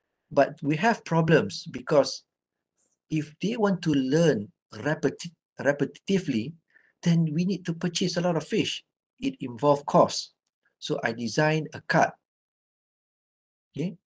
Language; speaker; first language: English; non-native, local second language; Malay